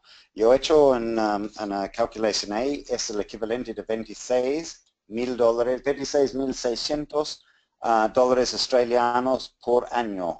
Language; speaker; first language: Spanish; non-native, fluent; English